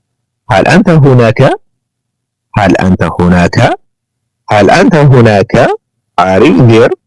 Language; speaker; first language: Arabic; non-native, learner; Amharic